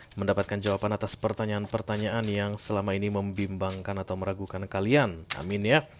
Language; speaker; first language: Indonesian; native; Indonesian